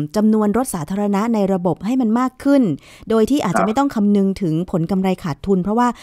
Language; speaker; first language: Thai; native; Thai